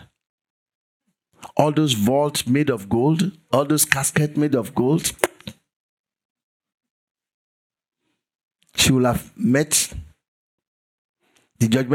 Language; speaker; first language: English; non-native, local second language; Yoruba